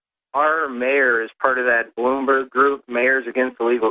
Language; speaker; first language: English; native; English